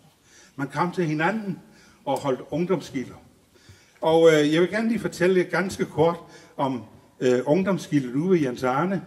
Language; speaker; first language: Danish; native; Danish